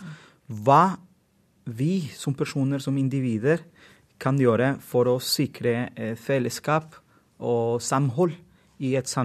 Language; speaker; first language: Norwegian; non-native, fluent; Spanish